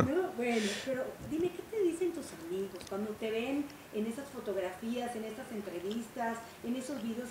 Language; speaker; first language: Spanish; native; Spanish